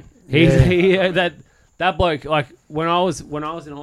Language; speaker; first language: English; native; English